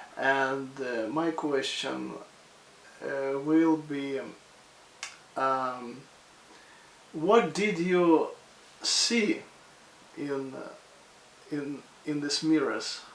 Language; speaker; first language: English; non-native, fluent; Russian